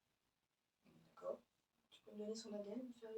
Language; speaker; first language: French; native; French